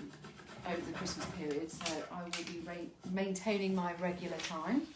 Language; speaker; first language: English; native; English